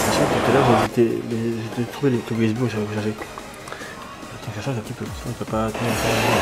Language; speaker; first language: French; native; French